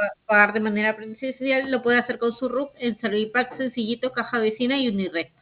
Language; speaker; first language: Spanish; native; Spanish